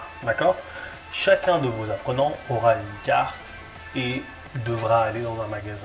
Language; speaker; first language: French; native; French